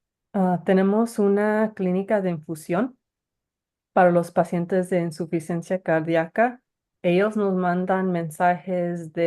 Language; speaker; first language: Spanish; early bilingual, heritage; Spanish